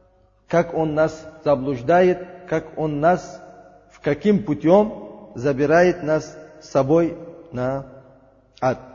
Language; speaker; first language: Russian; non-native, learner; Uzbek